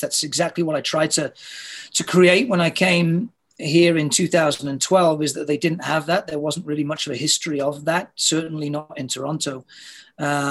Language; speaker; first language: English; native; English